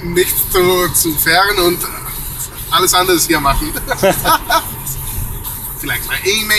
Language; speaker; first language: German; non-native, learner; Greek